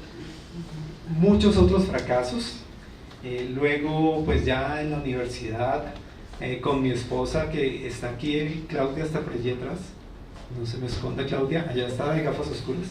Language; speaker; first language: Spanish; native; Spanish